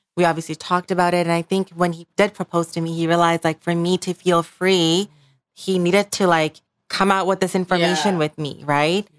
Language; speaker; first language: English; early bilingual, other home language; Bangla